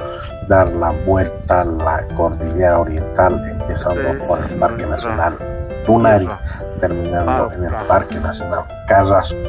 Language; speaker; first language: Spanish; native; Spanish